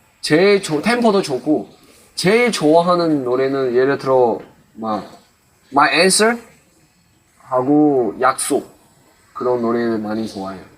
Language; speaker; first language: Korean; non-native, fluent; Chinese